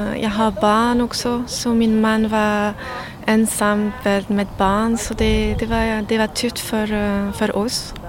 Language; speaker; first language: Swedish; non-native, learner; French